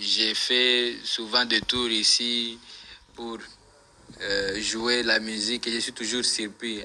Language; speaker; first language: French; non-native, local second language; Swahili